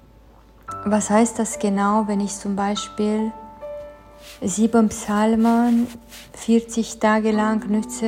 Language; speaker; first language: German; non-native, fluent; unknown